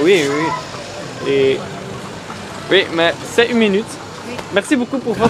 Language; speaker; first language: French; non-native, learner; Dutch